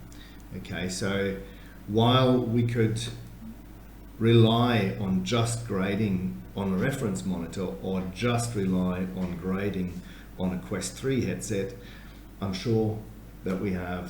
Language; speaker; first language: English; native; English